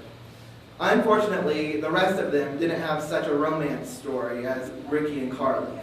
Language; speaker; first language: English; native; English